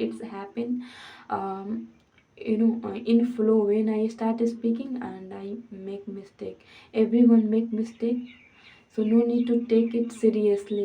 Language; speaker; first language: English; non-native, fluent; Hindi